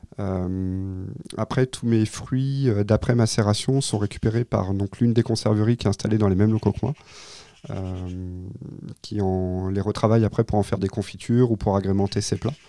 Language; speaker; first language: French; native; French